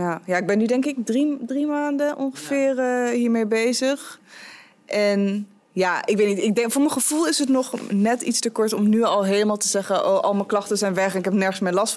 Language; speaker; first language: Dutch; native; Dutch